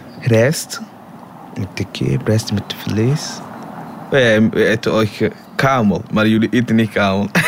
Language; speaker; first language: Dutch; non-native, learner; Somali